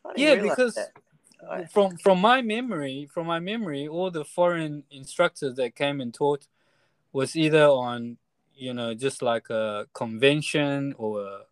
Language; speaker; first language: English; non-native, fluent; Chinese